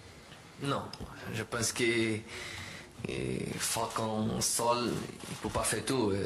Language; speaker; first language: French; non-native, learner; Portuguese